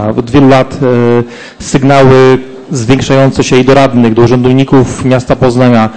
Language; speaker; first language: Polish; native; Polish